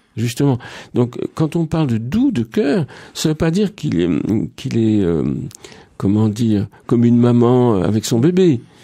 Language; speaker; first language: French; native; French